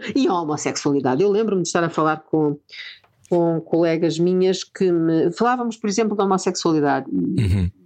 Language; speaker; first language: Portuguese; native; Portuguese